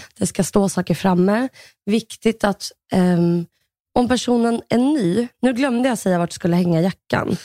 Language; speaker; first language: Swedish; early bilingual, other home language; Russian